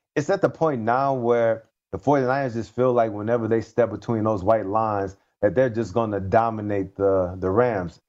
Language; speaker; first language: English; native; English